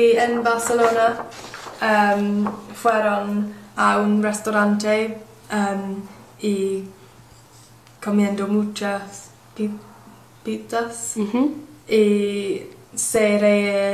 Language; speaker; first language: Spanish; non-native, learner; English